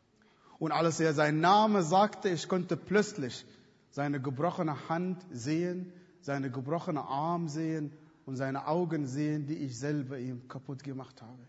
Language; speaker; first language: German; non-native, fluent; Arabic